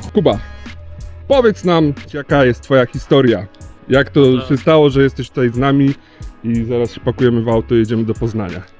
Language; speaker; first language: Polish; native; Polish